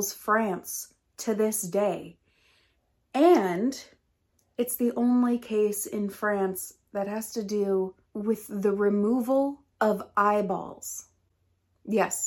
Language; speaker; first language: English; native; English